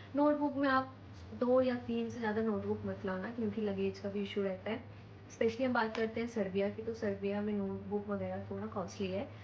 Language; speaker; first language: Hindi; native; Hindi